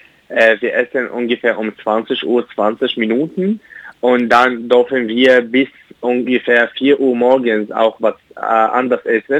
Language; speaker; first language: German; non-native, learner; Arabic